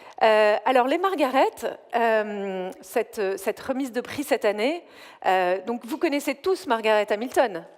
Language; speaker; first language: French; native; French